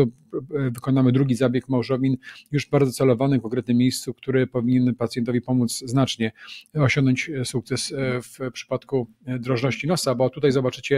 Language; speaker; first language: Polish; native; Polish